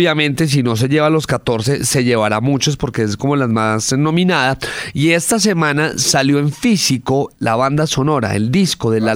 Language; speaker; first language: Spanish; native; Spanish